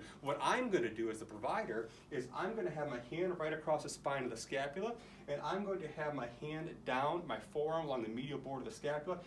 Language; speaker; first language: English; native; English